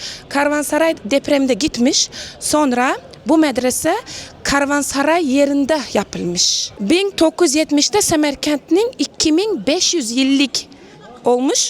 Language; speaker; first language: Turkish; non-native, learner; Uzbek